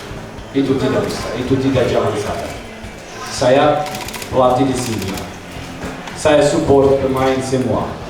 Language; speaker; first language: Indonesian; non-native, learner; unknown